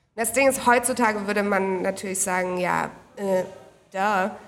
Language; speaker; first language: German; native; German